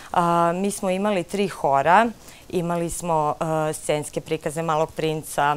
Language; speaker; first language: Serbian; native; Serbian